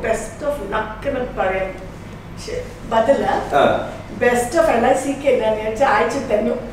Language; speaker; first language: Malayalam; non-native, fluent; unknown